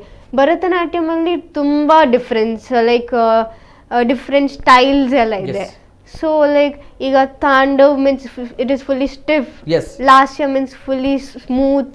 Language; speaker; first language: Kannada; non-native, local second language; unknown